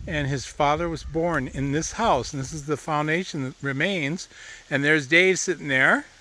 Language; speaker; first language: English; native; English